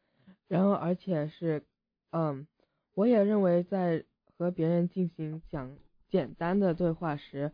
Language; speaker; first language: Chinese; early bilingual, heritage; English